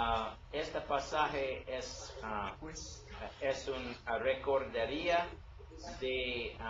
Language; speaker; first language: Spanish; non-native, learner; English